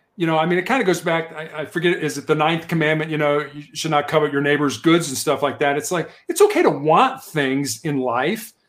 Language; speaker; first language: English; native; English